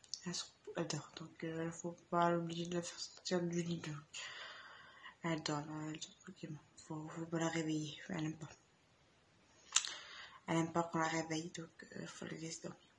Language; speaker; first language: French; native; French